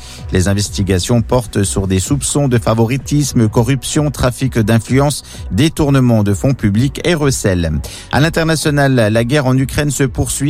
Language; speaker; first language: French; native; French